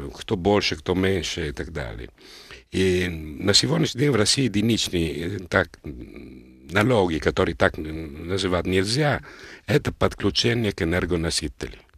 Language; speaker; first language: Russian; non-native, fluent; Italian